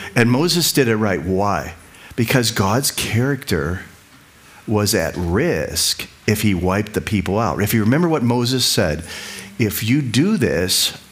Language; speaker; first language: English; native; English